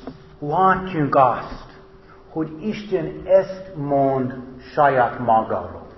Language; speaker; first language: Hungarian; non-native, fluent; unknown